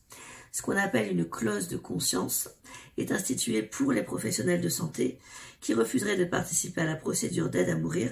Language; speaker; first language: French; native; French